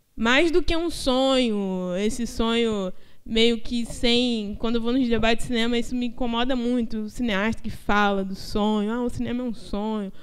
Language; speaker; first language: Portuguese; native; Portuguese